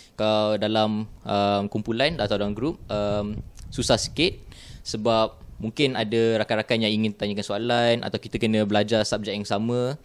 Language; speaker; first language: Malay; native; Malay